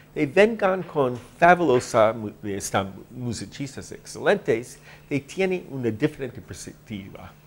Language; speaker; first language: Spanish; non-native, learner; English